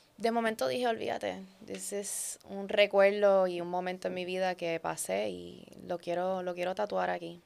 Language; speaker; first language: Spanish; early bilingual, other home language; Dutch